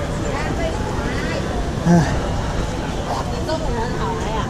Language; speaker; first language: Chinese; native; Chinese